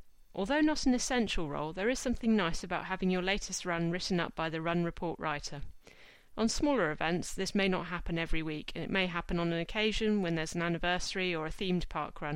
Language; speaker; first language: English; native; English